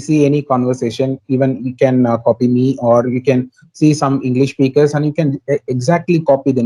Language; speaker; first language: English; non-native, local second language; Tamil